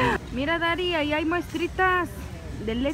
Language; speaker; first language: Spanish; native; Spanish